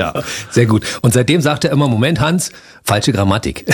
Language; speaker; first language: German; native; German